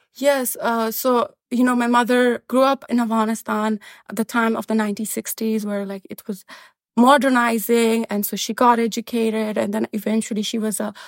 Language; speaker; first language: English; non-native, fluent; Pashto